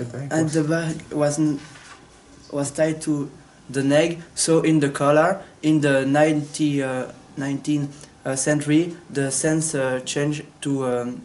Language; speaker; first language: English; non-native, learner; French